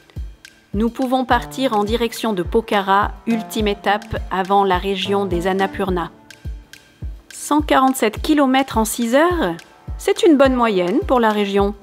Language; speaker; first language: French; native; French